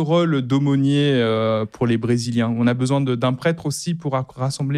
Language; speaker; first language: French; native; French